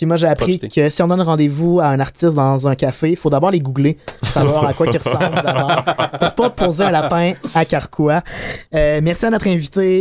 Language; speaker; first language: French; native; French